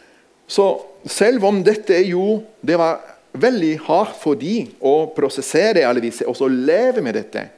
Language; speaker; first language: Norwegian; non-native, fluent; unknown